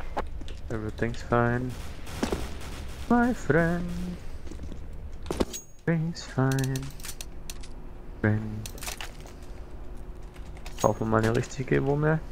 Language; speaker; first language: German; native; German